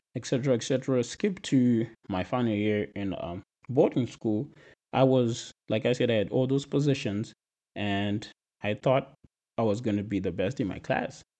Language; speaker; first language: English; non-native, local second language; Shona